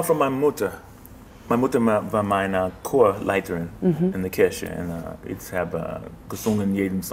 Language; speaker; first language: German; non-native, learner; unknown